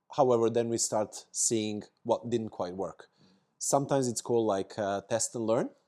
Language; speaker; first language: English; non-native, fluent; Serbian